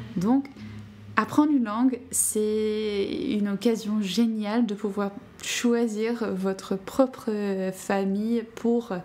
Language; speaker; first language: French; non-native, fluent; English